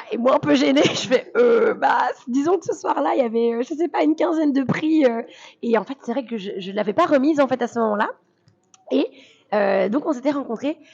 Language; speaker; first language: French; early bilingual, other home language; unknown